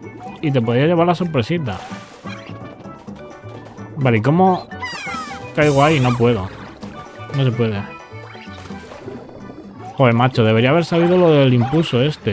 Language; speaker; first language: Spanish; native; Spanish